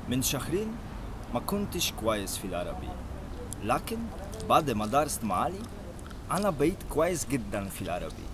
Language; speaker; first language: Arabic; non-native, learner; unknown